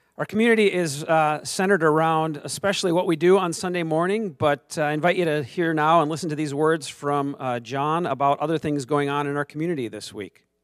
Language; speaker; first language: English; native; English